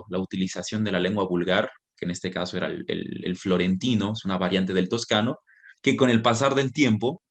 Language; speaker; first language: Spanish; native; Spanish